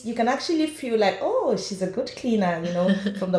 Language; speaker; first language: English; non-native, local second language; Yoruba